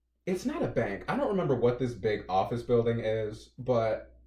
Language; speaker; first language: English; native; English